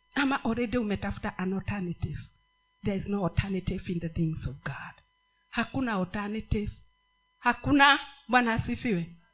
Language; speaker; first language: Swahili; non-native, local second language; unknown